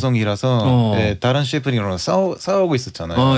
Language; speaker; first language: Korean; non-native, fluent; Bulgarian